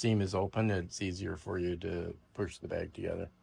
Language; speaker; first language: English; native; English